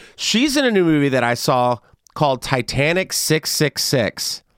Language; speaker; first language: English; native; English